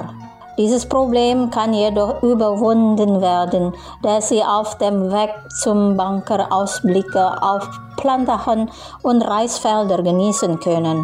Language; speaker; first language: German; non-native, fluent; Indonesian